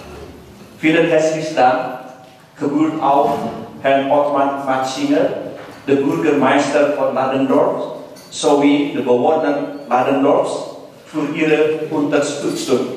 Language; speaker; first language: German; non-native, learner; Indonesian